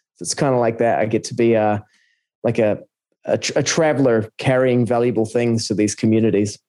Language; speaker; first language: English; native; English